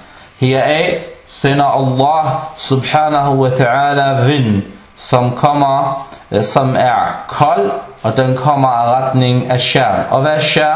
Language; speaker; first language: Danish; early bilingual, other home language; Arabic